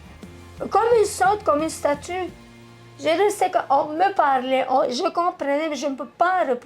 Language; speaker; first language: French; non-native, local second language; Arabic